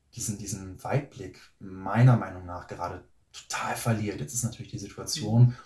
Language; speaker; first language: German; native; German